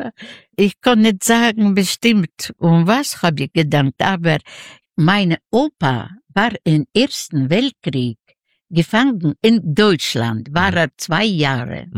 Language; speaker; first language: German; non-native, learner; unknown